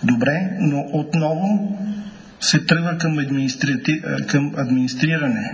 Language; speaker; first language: Bulgarian; native; Bulgarian